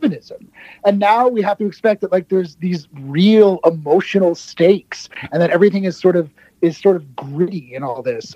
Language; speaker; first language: English; native; English